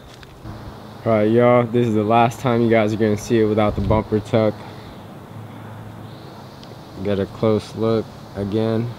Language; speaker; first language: English; native; English